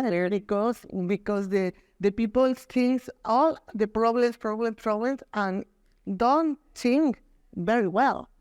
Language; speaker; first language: English; non-native, learner; Spanish